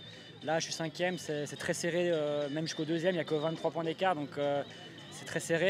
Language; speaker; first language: French; native; French